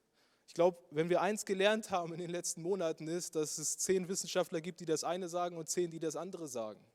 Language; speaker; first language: German; native; German